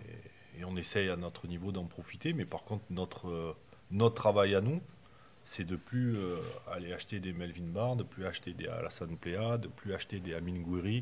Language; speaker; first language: French; native; French